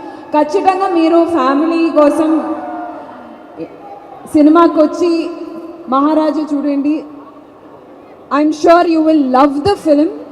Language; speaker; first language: Telugu; non-native, learner; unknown